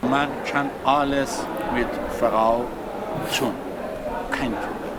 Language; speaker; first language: German; non-native, learner; Persian